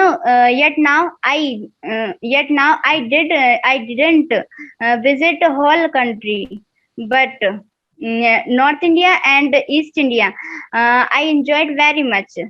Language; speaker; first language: English; non-native, learner; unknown